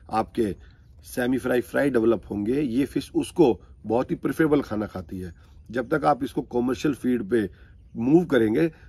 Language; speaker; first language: Hindi; native; Hindi